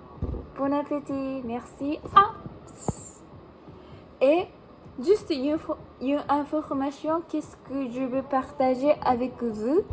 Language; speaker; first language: French; non-native, learner; Japanese